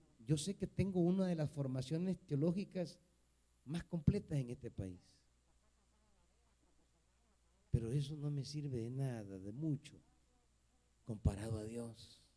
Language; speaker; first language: Spanish; native; Spanish